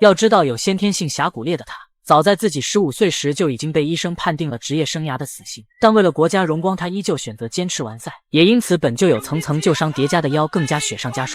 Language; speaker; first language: Chinese; native; Chinese